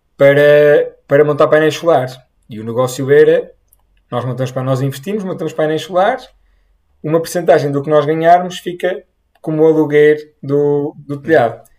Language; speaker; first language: Portuguese; native; Portuguese